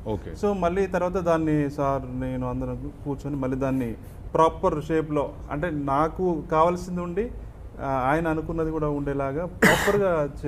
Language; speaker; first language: Telugu; native; Telugu